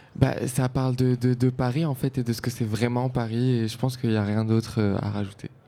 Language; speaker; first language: French; non-native, local second language; Arabic